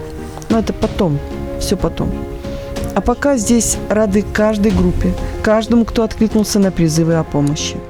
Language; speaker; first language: Russian; native; Russian